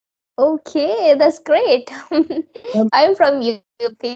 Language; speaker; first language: English; non-native, local second language; Hindi